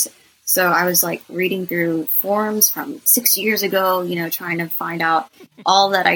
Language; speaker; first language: English; native; English